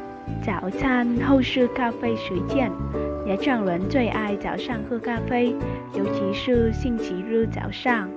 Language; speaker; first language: Chinese; non-native, fluent; Vietnamese